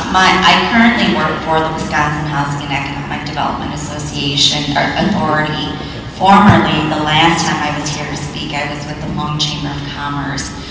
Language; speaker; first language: English; early bilingual, other home language; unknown